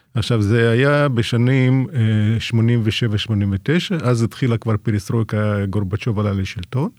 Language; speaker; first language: Hebrew; non-native, fluent; Russian